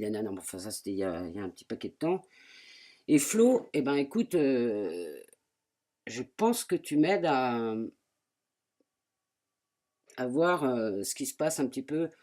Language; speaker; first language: French; native; French